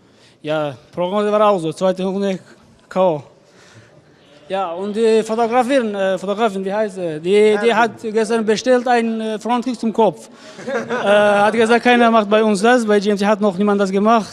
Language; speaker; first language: German; non-native, learner; Tajik